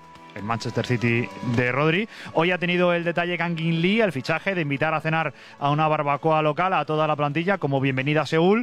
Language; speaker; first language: Spanish; native; Spanish